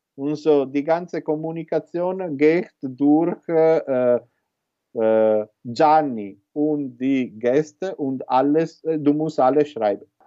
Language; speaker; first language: German; non-native, learner; Italian